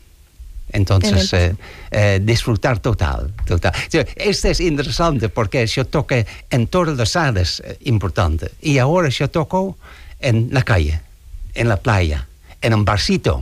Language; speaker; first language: Spanish; non-native, learner; Dutch